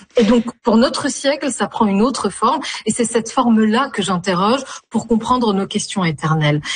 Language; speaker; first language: French; non-native, local second language; Arabic